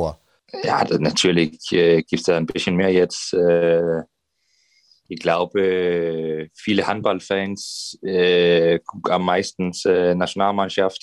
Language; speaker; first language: German; non-native, fluent; Danish